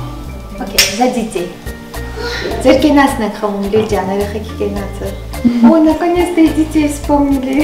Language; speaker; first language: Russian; early bilingual, heritage; Armenian